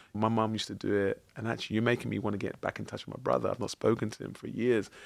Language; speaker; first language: English; native; English